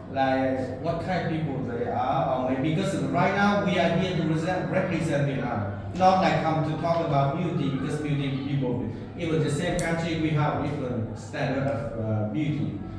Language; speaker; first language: English; non-native, learner; Vietnamese